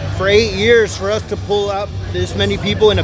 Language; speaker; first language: English; native; English